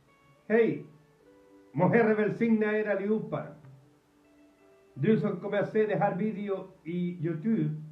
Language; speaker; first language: Swedish; non-native, fluent; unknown